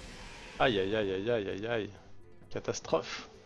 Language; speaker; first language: French; native; French